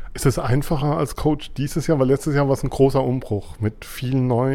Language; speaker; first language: German; native; German